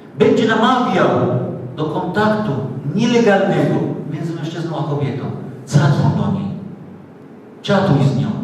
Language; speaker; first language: Polish; non-native, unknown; Arabic